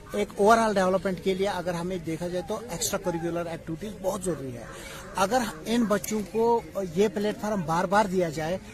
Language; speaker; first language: Urdu; non-native, local second language; Kashmiri